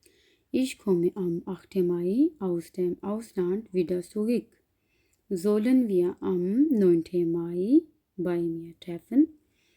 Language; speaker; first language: German; non-native, learner; Urdu